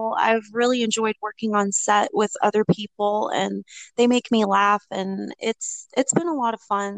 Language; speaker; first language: English; native; English